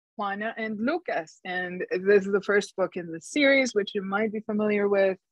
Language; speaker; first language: English; non-native, fluent; Spanish